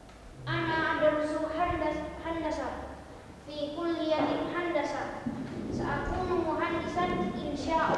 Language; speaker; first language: Arabic; non-native, learner; Indonesian